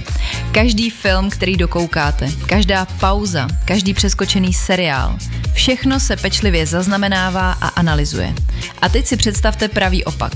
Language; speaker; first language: Czech; native; Czech